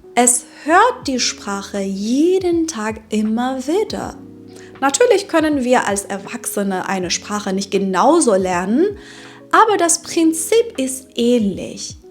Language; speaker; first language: German; non-native, fluent; Persian